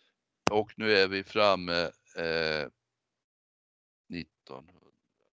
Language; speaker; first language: Swedish; native; Swedish